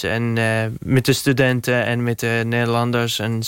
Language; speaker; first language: Dutch; non-native, learner; Arabic